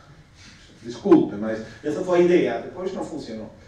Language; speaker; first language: Portuguese; non-native, fluent; Spanish